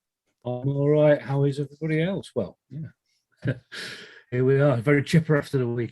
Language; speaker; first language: English; native; English